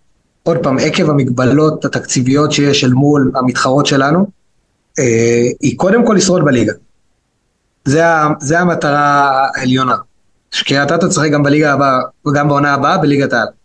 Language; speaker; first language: Hebrew; native; Hebrew